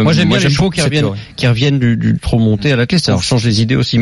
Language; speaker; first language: French; native; French